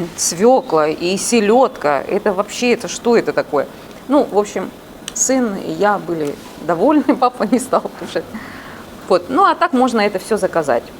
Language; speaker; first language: Russian; native; Russian